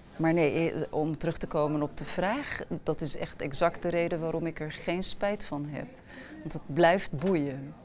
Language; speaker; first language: Dutch; early bilingual, other home language; Arabic